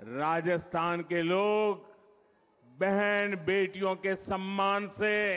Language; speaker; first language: Hindi; non-native, local second language; Gujarati